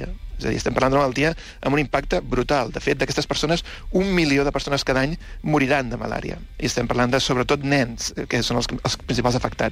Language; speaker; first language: Catalan; native; Catalan